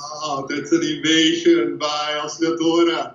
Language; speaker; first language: English; non-native, fluent; Portuguese